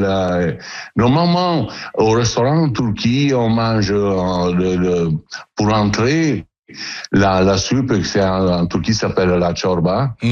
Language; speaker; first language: French; non-native, learner; Italian